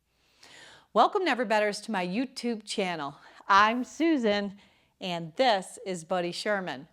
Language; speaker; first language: English; native; English